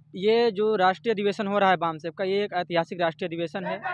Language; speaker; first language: Hindi; native; Hindi